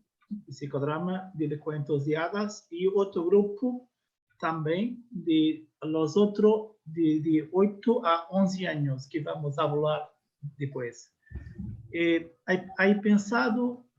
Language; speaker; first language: Spanish; non-native, learner; Portuguese